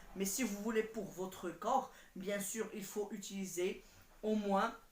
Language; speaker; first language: French; non-native, local second language; Arabic